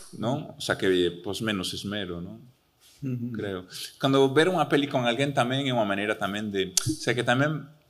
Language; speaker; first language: Galician; early bilingual, heritage; Galician